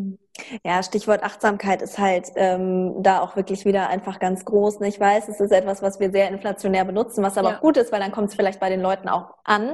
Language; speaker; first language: German; native; German